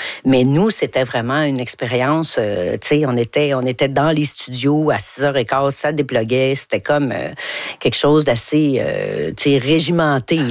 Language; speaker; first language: French; native; French